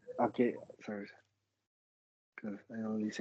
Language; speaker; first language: English; non-native, learner; Spanish